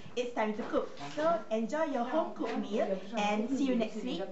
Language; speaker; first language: English; non-native, local second language; Malay